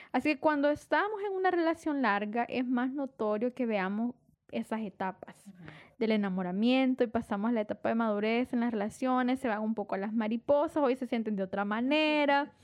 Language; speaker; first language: Spanish; native; Spanish